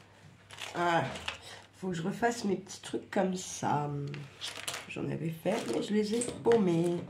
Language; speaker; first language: French; native; French